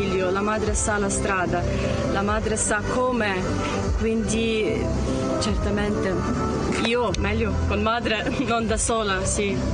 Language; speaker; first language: Italian; non-native, learner; Ukrainian